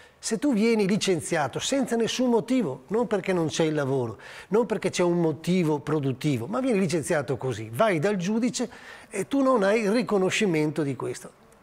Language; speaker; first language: Italian; native; Italian